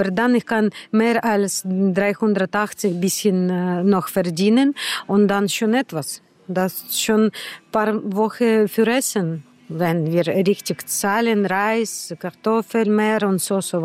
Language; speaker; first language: German; non-native, learner; Ukrainian